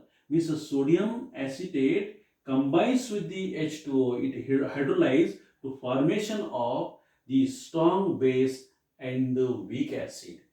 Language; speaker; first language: English; non-native, local second language; Marathi